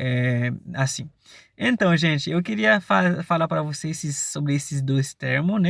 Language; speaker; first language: Portuguese; non-native, fluent; Haitian Creole